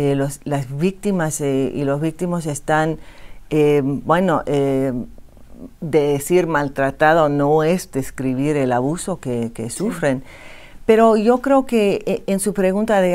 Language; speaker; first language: Spanish; non-native, fluent; English